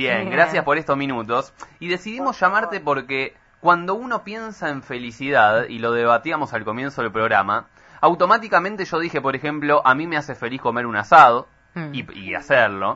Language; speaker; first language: Spanish; native; Spanish